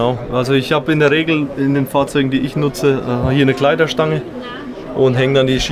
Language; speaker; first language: German; native; German